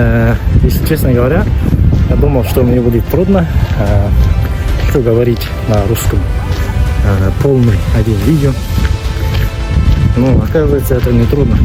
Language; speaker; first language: Russian; non-native, local second language; Kazakh